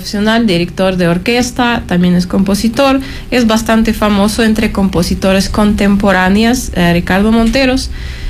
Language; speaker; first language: Spanish; non-native, fluent; Ukrainian